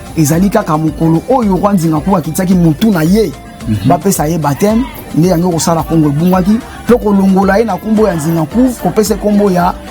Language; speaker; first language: Lingala; non-native, local second language; Kongo